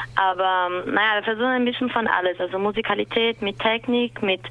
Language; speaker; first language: German; non-native, fluent; Portuguese